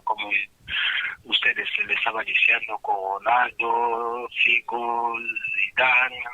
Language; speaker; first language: Spanish; non-native, fluent; French